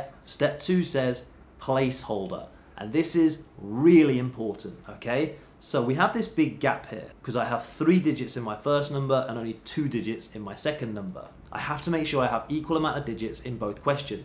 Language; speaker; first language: English; native; English